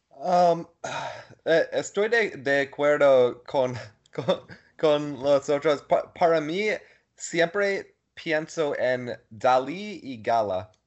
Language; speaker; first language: Spanish; non-native, learner; English